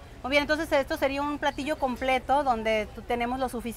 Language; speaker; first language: Spanish; native; Spanish